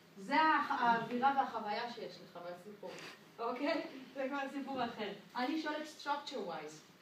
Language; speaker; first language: Hebrew; non-native, fluent; French